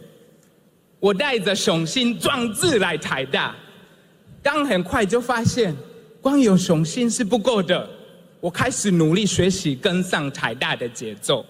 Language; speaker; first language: Chinese; non-native, fluent; Swahili